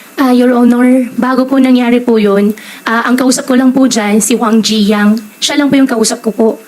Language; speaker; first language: Filipino; native; Filipino